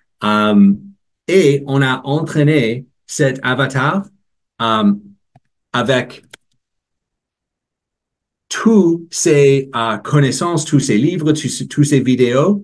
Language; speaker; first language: French; non-native, learner; English